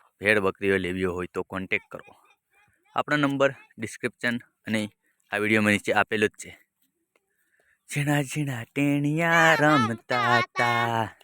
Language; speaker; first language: Gujarati; non-native, local second language; Bhili